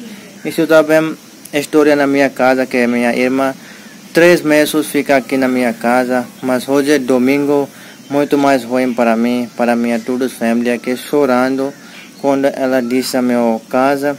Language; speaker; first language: Portuguese; non-native, learner; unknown